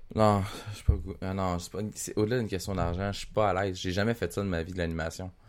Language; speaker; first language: French; native; French